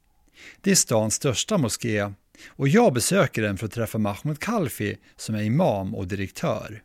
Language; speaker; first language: Swedish; native; Swedish